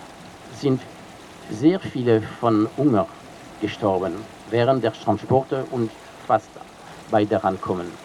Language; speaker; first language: German; non-native, fluent; French